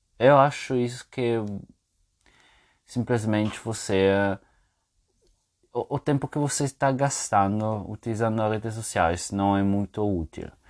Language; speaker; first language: Portuguese; non-native, fluent; French